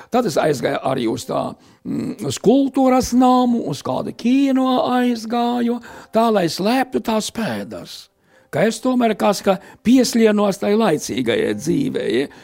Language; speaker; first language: Latvian; native; Latvian